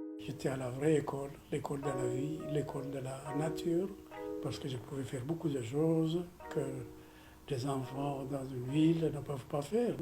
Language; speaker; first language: French; non-native, fluent; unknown